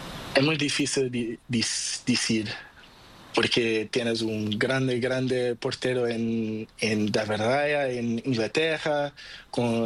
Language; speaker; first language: Spanish; non-native, learner; Portuguese